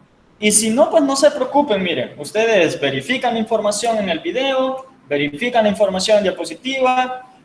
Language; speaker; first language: Spanish; native; Spanish